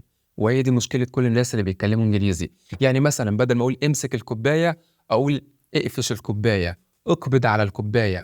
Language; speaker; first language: Arabic; native; Arabic